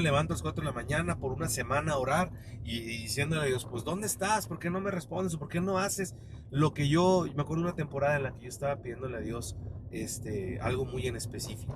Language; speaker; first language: Spanish; native; Spanish